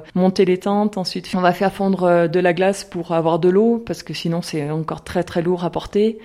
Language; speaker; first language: French; native; French